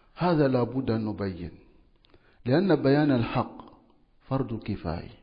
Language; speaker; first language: Arabic; non-native, fluent; French